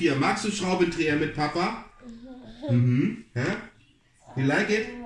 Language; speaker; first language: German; non-native, fluent; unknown